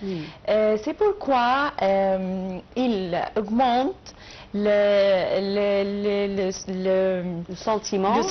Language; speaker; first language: French; non-native, learner; Arabic